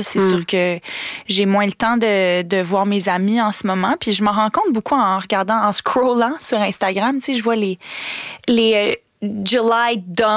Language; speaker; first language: French; native; French